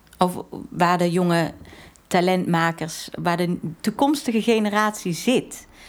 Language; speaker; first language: Dutch; native; Dutch